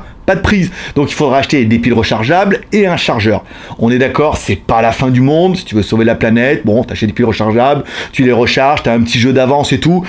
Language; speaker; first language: French; native; French